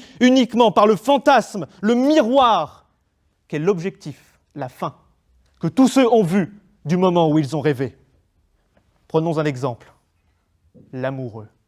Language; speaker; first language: French; native; French